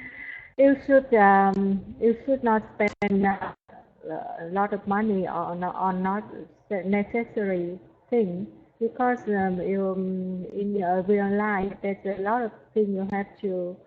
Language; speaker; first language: English; non-native, learner; Vietnamese